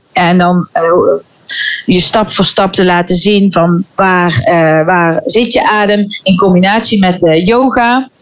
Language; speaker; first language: Dutch; native; Dutch